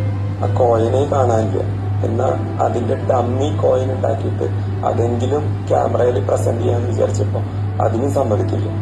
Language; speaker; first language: Malayalam; native; Malayalam